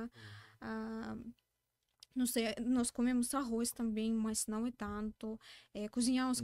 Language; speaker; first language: Portuguese; non-native, learner; Russian